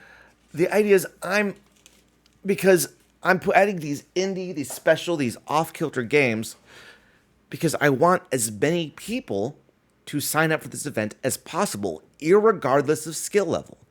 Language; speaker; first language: English; native; English